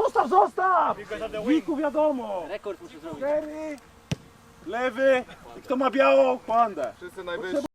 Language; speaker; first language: Polish; native; Polish